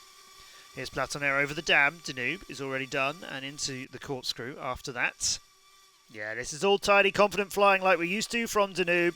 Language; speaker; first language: English; native; English